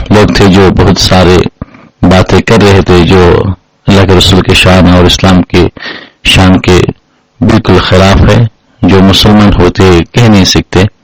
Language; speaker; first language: Urdu; non-native, fluent; Bangla